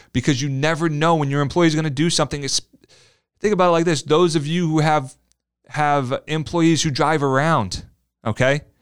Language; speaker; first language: English; native; English